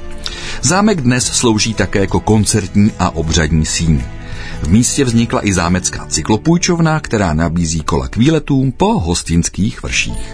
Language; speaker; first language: Czech; native; Czech